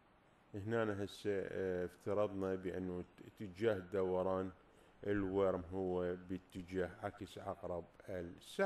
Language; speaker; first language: Arabic; native; Arabic